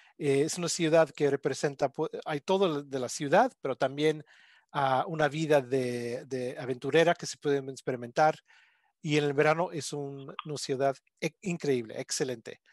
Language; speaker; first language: Spanish; non-native, fluent; English